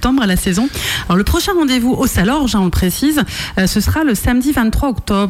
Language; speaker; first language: French; native; French